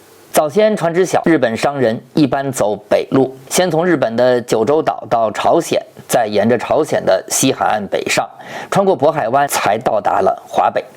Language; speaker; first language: Chinese; native; Chinese